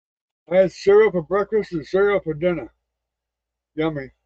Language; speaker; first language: English; native; English